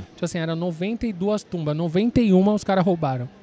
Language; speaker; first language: Portuguese; native; Portuguese